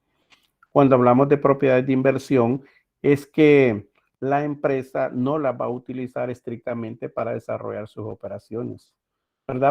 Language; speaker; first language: Spanish; native; Spanish